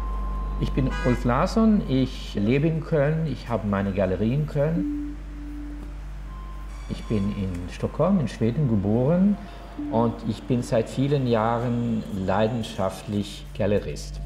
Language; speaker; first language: German; non-native, fluent; Swedish